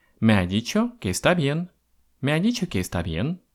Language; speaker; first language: Spanish; non-native, fluent; Russian